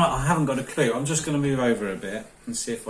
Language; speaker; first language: English; native; English